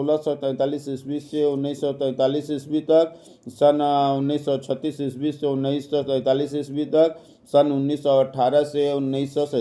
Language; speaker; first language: Hindi; native; Hindi